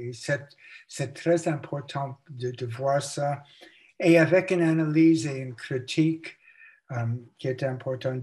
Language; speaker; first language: French; non-native, fluent; English